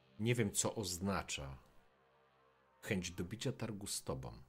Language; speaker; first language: Polish; native; Polish